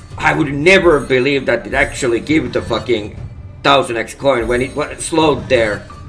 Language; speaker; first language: English; non-native, fluent; Finnish